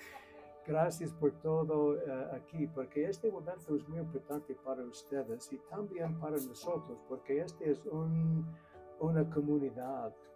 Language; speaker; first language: Spanish; non-native, learner; English